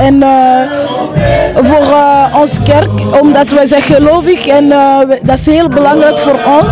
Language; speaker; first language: Dutch; early bilingual, other home language; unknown